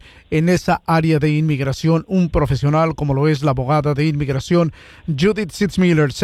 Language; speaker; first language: Spanish; non-native, fluent; English